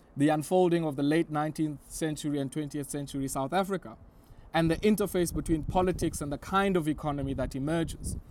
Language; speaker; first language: English; non-native, local second language; Xhosa